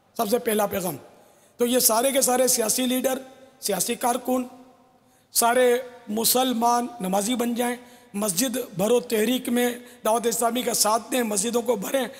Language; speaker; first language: Urdu; non-native, local second language; Memoni